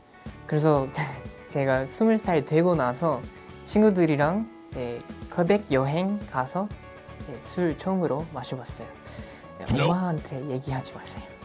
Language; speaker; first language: Korean; non-native, fluent; English